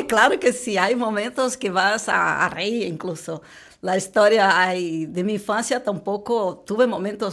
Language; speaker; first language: Spanish; non-native, fluent; Portuguese